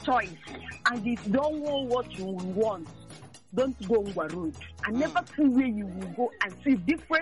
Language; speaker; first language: English; non-native, local second language; Igbo